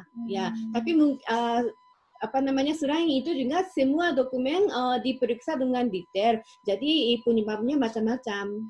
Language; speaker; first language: Indonesian; non-native, fluent; Japanese